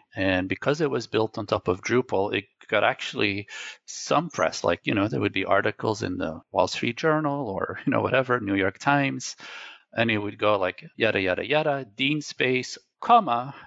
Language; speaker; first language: English; non-native, fluent; Dutch